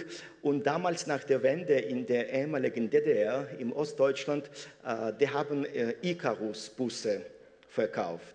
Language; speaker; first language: German; non-native, fluent; Russian